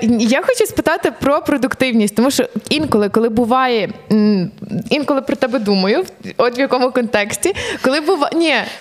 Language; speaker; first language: Ukrainian; native; Ukrainian